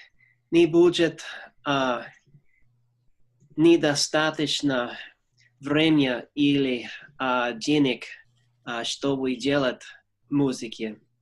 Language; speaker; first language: Russian; non-native, learner; English